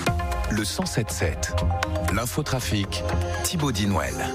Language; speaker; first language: French; native; French